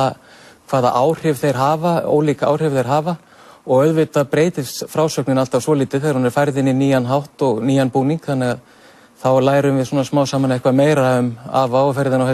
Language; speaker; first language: Icelandic; native; Icelandic